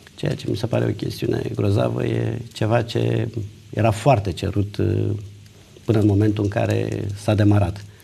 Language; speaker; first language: Romanian; native; Romanian